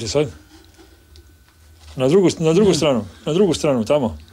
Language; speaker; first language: Bosnian; native; Bosnian